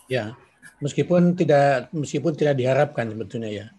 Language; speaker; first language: Malay; native; Malay